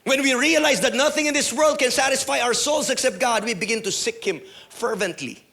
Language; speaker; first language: English; non-native, local second language; Filipino